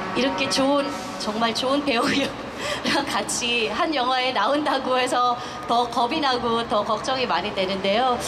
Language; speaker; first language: Korean; non-native, fluent; Filipino